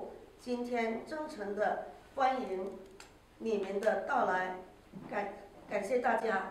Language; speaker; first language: Chinese; native; Chinese